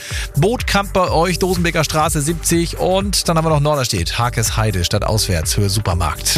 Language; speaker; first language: German; native; German